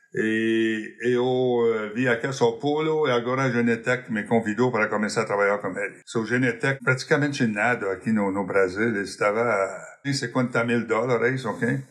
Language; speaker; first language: Portuguese; non-native, fluent; English